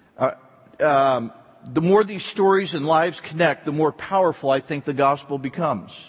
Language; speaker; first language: English; native; English